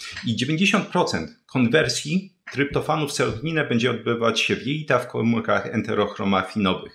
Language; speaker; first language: Polish; native; Polish